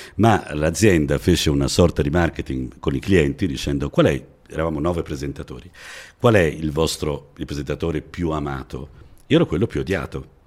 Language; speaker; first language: Italian; native; Italian